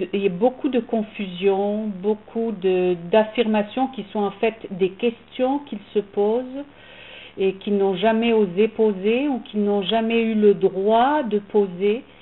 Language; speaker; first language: French; native; French